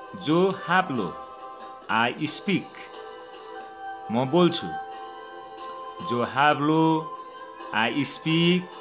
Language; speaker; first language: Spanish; non-native, learner; Nepali